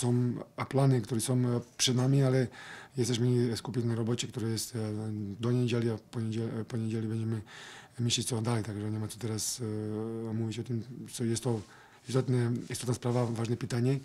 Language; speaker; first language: Polish; non-native, fluent; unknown